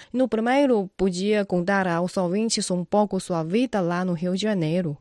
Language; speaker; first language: Portuguese; non-native, fluent; Chinese